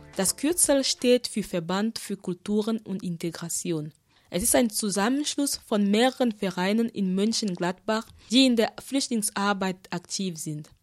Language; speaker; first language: German; native; German